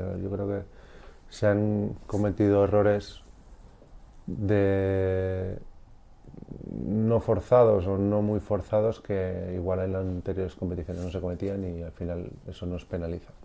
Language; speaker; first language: Spanish; native; Spanish